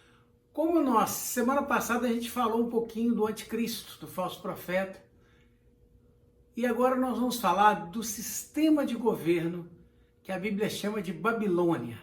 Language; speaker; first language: Portuguese; native; Portuguese